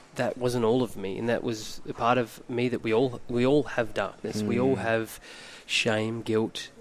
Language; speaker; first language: English; native; English